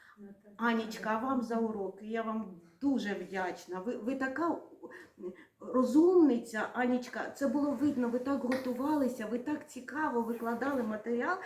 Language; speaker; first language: Ukrainian; non-native, local second language; Russian